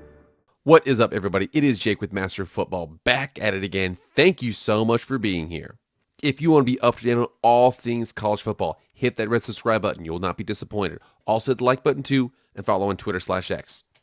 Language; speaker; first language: English; native; English